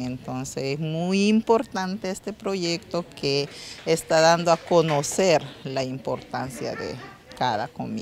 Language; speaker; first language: Spanish; non-native, local second language; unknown